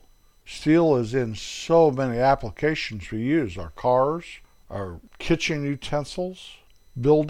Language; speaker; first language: English; native; English